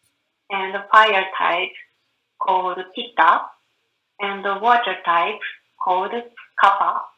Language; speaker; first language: English; non-native, learner; Japanese